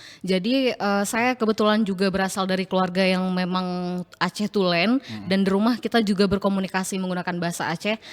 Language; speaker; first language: Indonesian; non-native, local second language; Achinese